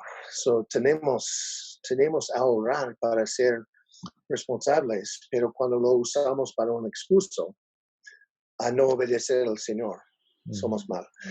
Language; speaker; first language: Spanish; non-native, learner; English